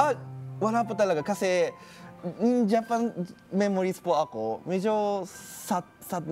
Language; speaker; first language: Filipino; non-native, learner; Japanese